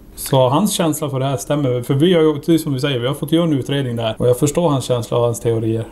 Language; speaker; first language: Swedish; native; Swedish